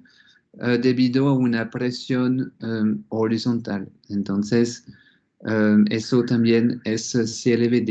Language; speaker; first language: Spanish; non-native, fluent; French